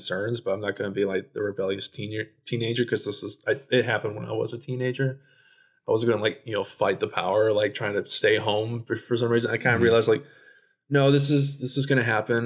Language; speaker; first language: English; native; English